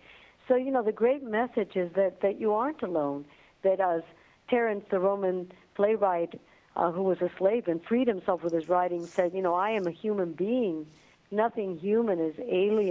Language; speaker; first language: English; non-native, fluent; Spanish